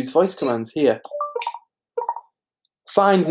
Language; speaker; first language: English; native; English